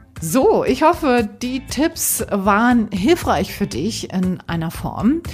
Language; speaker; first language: German; native; German